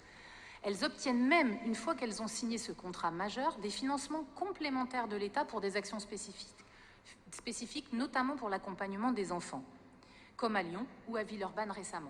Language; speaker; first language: French; native; French